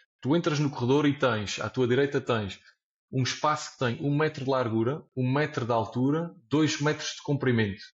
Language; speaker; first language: Portuguese; native; Portuguese